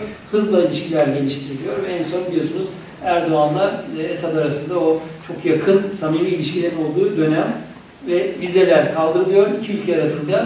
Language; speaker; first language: Turkish; native; Turkish